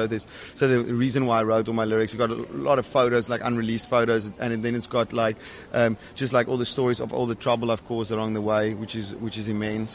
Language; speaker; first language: English; non-native, local second language; Afrikaans